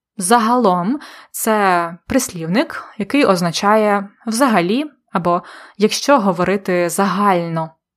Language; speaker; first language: Ukrainian; native; Ukrainian